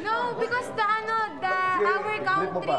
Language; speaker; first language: English; non-native, learner; Filipino